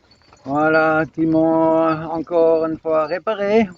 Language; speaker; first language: French; non-native, learner; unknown